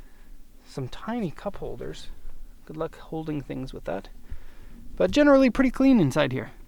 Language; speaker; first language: English; native; English